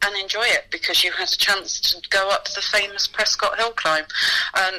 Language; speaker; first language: English; native; English